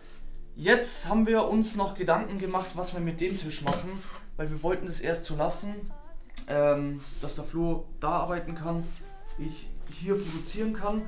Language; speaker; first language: German; native; German